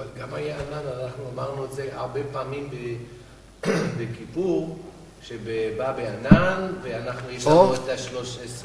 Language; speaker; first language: Hebrew; non-native, learner; English